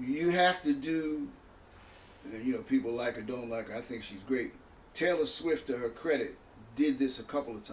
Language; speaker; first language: English; native; English